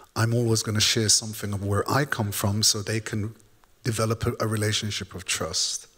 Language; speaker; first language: English; native; English